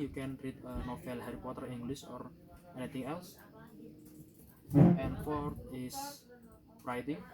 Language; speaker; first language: English; non-native, learner; Indonesian